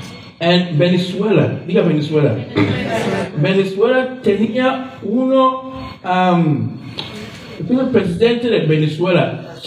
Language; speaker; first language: Spanish; non-native, learner; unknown